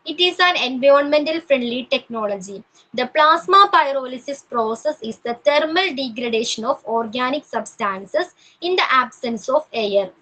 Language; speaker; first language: English; non-native, local second language; Malayalam